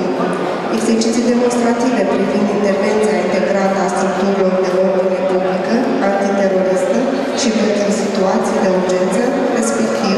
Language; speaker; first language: Romanian; native; Romanian